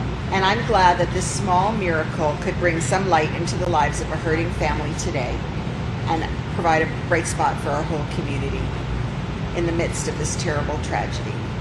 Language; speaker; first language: English; native; English